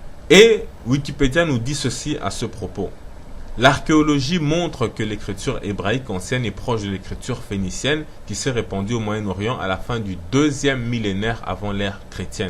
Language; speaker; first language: French; non-native, local second language; Lingala